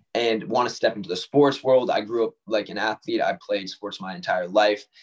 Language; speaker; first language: English; native; English